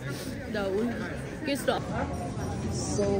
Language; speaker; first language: German; non-native, learner; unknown